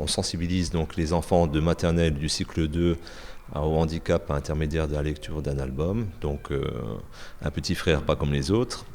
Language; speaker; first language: French; native; French